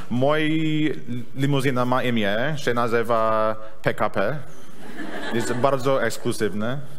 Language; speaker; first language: Polish; non-native, learner; English